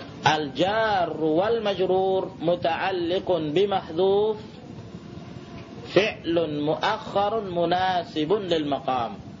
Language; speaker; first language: Arabic; non-native, fluent; Indonesian